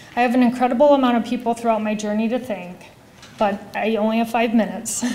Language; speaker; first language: English; native; English